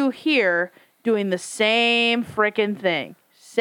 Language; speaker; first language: English; native; English